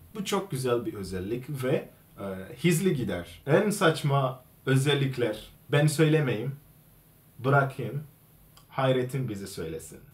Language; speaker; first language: Turkish; non-native, fluent; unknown